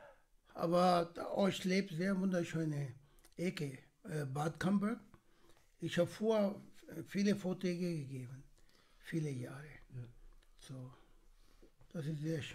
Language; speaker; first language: German; non-native, learner; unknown